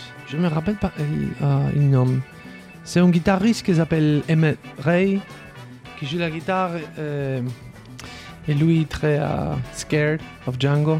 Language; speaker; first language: French; non-native, learner; Spanish